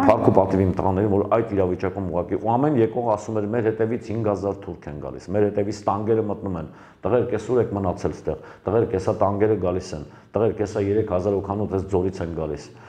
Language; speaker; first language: Armenian; native; Armenian